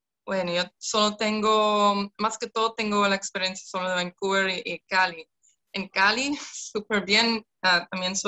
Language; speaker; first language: Spanish; non-native, fluent; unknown